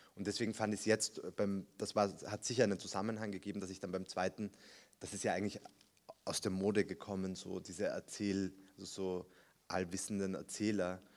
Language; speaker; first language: German; early bilingual, other home language; Spanish